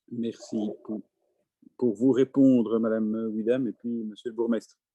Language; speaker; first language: French; native; French